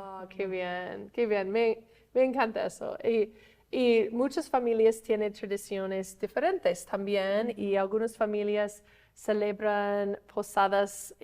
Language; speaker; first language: Spanish; non-native, fluent; English